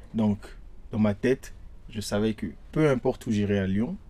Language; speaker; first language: French; non-native, local second language; Lingala